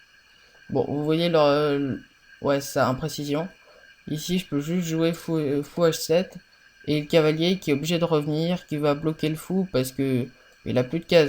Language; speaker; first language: French; native; French